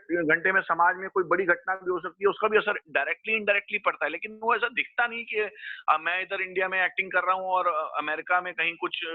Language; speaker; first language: Hindi; native; Hindi